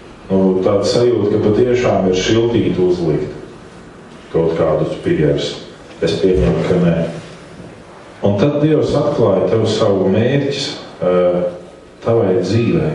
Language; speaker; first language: Latvian; native; Latvian